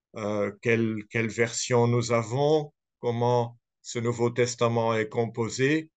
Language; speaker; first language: French; non-native, fluent; Dutch